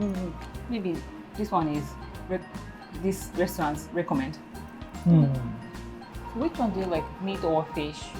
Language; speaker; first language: English; non-native, learner; Japanese